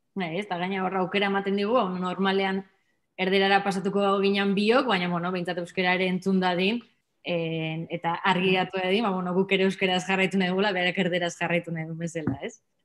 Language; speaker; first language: Basque; native; Basque